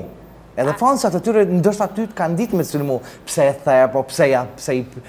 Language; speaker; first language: Albanian; native; Albanian